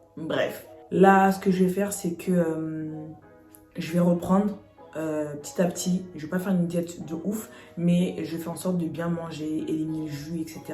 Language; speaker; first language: French; native; French